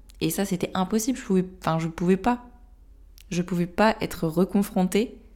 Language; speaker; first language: French; native; French